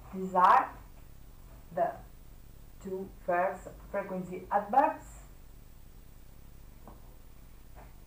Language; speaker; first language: English; non-native, fluent; Catalan